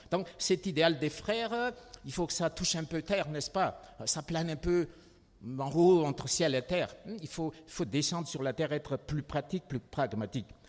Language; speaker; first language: French; non-native, local second language; Malagasy